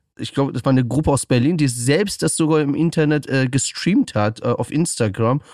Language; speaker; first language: German; early bilingual, other home language; Persian